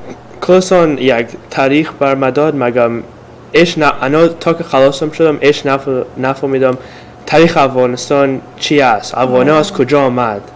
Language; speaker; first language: Persian; early bilingual, heritage; Persian